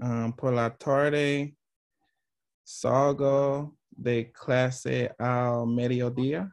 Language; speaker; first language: Spanish; non-native, learner; English